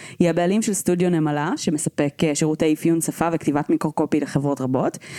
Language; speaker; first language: Hebrew; native; Hebrew